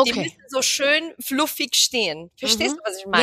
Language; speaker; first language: German; non-native, fluent; Portuguese